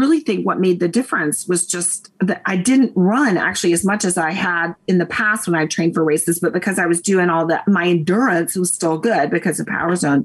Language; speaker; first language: English; native; English